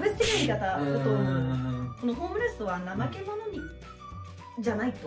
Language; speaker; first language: Japanese; non-native, fluent; English